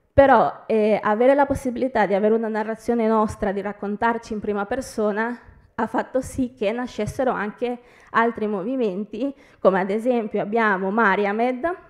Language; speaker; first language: Italian; early bilingual, other home language; Spanish